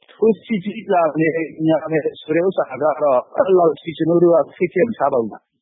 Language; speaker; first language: Burmese; non-native, local second language; Hakha Chin